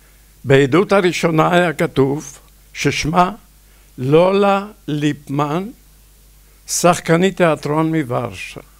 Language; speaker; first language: Hebrew; non-native, fluent; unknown